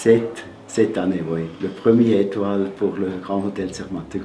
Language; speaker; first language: French; non-native, local second language; German